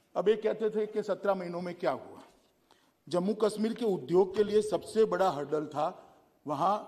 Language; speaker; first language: Hindi; non-native, local second language; Gujarati